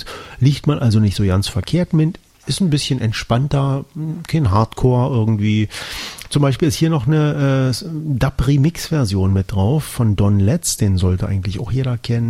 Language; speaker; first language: German; native; German